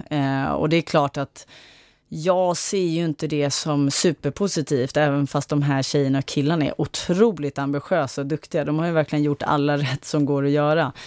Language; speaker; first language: Swedish; native; Swedish